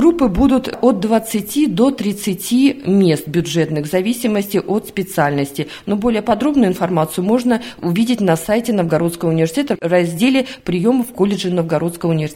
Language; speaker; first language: Russian; native; Russian